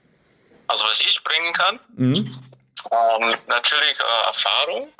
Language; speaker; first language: German; non-native, fluent; English